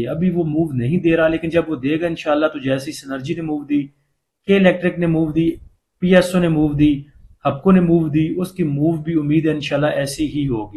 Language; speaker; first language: Hindi; native; Hindi